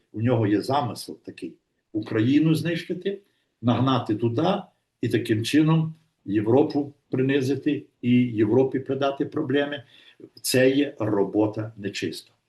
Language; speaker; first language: Ukrainian; native; Ukrainian